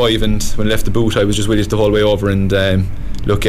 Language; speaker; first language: English; native; English